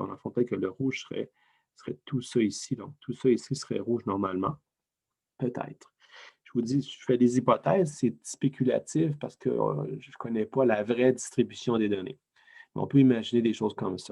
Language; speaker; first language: French; native; French